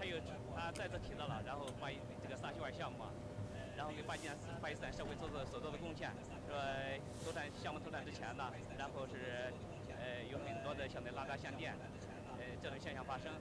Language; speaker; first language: Chinese; native; Chinese